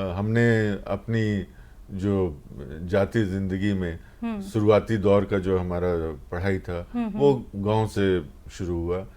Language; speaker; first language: Hindi; native; Hindi